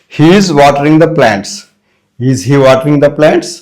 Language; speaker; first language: English; non-native, local second language; Telugu